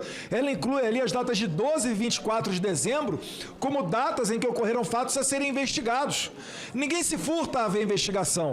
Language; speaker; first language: Portuguese; native; Portuguese